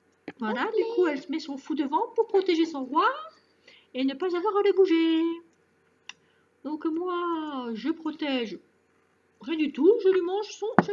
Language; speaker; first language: French; native; French